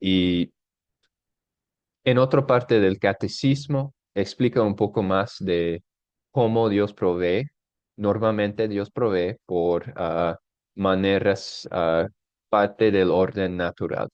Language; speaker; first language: Spanish; non-native, fluent; English